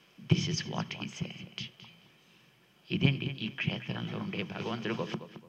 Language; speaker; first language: English; non-native, local second language; Telugu